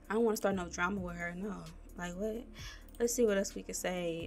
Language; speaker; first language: English; native; English